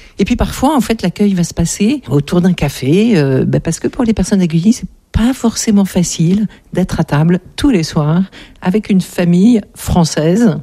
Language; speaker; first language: French; native; French